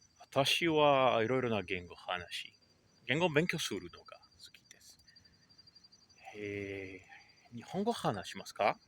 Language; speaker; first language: Japanese; non-native, learner; Portuguese